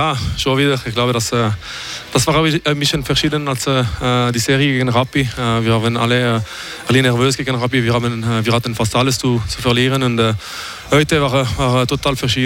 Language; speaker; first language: German; non-native, fluent; French